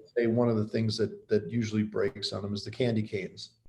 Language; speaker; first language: English; native; English